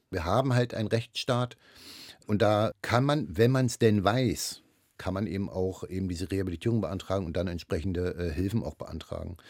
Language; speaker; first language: German; native; German